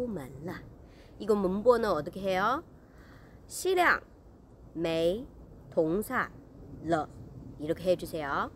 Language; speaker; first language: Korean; non-native, fluent; Chinese